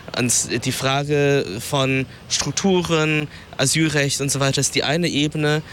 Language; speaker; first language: German; early bilingual, other home language; Vietnamese